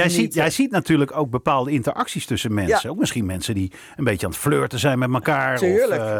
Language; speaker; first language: Dutch; native; Dutch